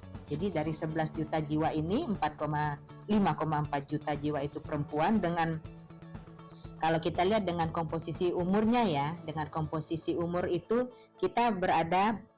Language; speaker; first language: Indonesian; native; Indonesian